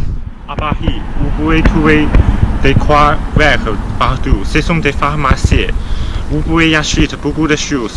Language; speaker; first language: French; non-native, learner; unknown